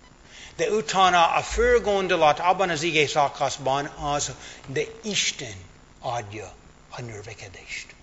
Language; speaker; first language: Hungarian; non-native, fluent; English